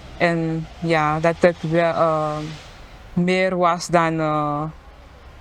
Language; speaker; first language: Dutch; non-native, local second language; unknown